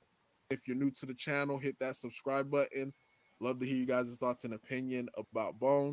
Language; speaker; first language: English; native; English